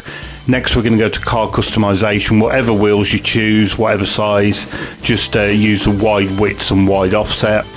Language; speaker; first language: English; native; English